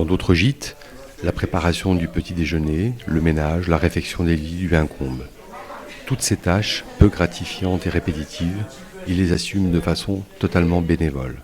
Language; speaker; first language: French; native; French